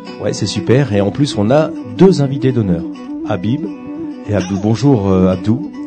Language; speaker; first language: French; native; French